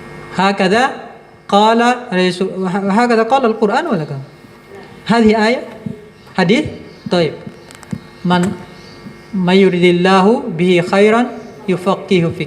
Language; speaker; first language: Arabic; non-native, fluent; Indonesian